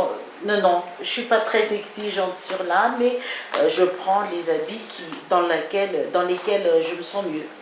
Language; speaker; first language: French; non-native, local second language; Malagasy